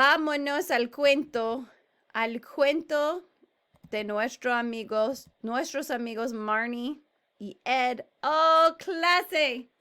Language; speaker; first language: Spanish; non-native, fluent; English